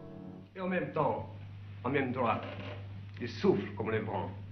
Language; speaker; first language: French; non-native, fluent; Hungarian